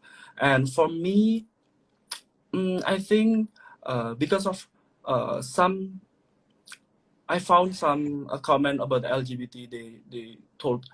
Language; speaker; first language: English; non-native, learner; Indonesian